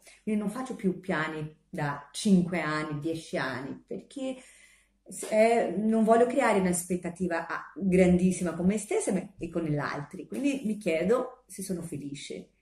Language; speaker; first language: Italian; non-native, fluent; Portuguese